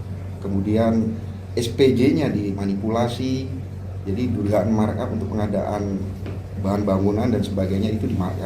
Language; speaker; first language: Indonesian; native; Indonesian